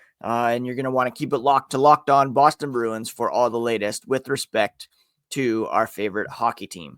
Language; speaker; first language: English; native; English